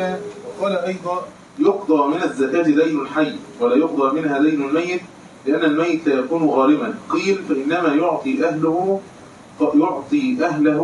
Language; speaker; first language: Arabic; native; Arabic